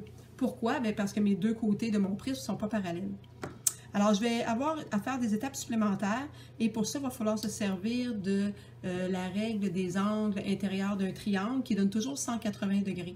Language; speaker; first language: French; native; French